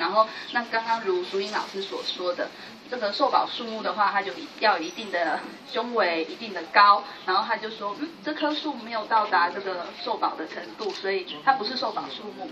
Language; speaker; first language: Chinese; native; Chinese